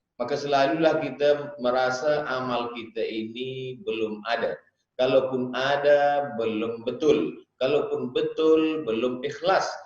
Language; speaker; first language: Malay; native; Malay